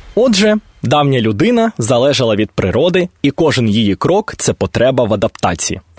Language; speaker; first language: Ukrainian; native; Ukrainian